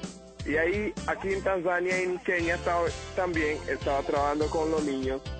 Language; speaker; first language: Spanish; non-native, fluent; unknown